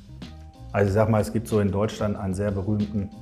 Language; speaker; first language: German; native; German